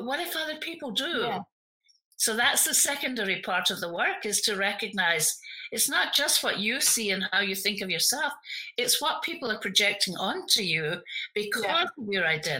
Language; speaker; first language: English; native; English